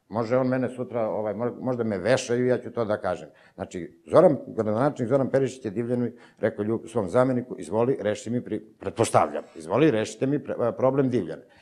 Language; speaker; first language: Serbian; native; Serbian